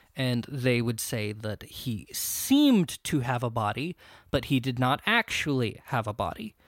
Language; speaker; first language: English; native; English